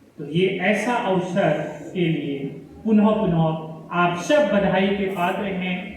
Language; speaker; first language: Hindi; native; Hindi